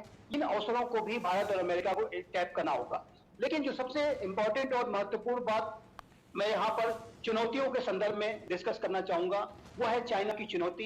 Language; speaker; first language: Hindi; native; Hindi